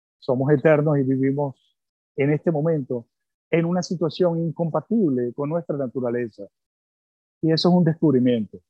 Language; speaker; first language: Spanish; early bilingual, other home language; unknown